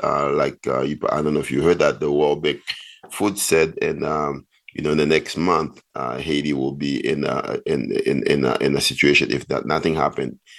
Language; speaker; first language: English; non-native, fluent; Haitian Creole